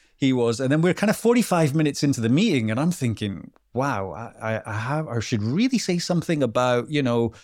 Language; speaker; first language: English; native; English